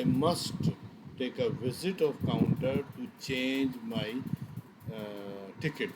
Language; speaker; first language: English; non-native, local second language; Urdu